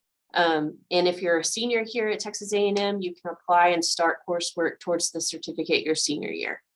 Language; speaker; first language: English; native; English